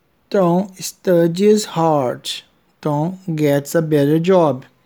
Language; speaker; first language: English; non-native, fluent; Portuguese